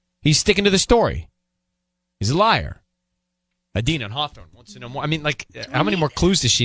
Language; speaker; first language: English; native; English